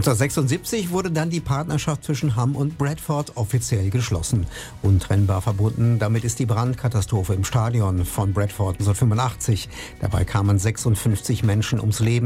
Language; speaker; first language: German; native; German